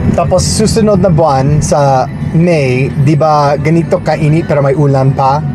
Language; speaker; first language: Filipino; non-native, fluent; English